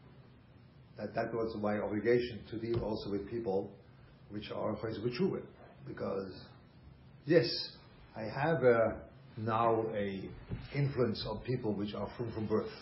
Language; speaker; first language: English; non-native, fluent; German